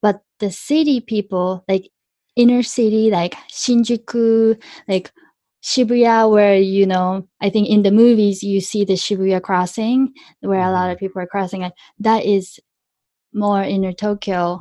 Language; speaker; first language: English; early bilingual, other home language; Japanese